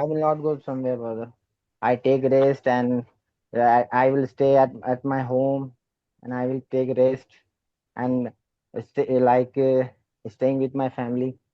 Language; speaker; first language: English; non-native, learner; Hindi